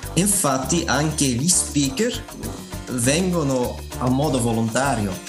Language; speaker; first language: Italian; non-native, fluent; Dutch